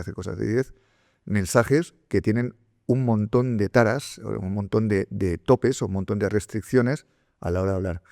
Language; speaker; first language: Spanish; native; Spanish